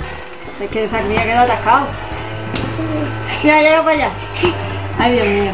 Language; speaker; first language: Spanish; native; Spanish